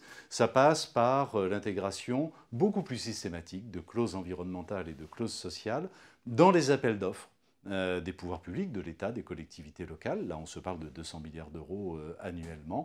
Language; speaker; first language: French; native; French